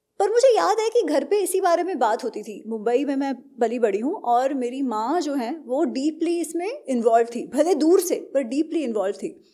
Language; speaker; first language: Hindi; non-native, local second language; Gujarati